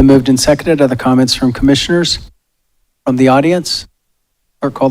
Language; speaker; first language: English; native; English